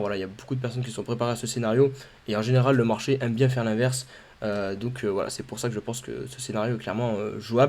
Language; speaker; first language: French; native; French